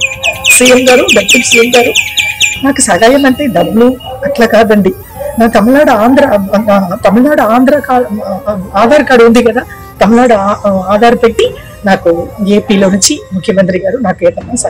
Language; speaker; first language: Telugu; non-native, local second language; Tamil